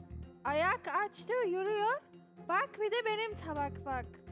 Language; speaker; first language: Turkish; non-native, learner; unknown